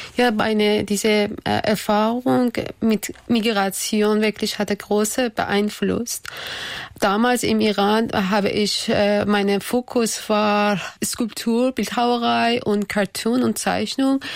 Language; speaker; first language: German; non-native, learner; Persian